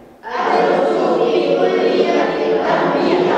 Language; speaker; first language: Arabic; non-native, learner; Indonesian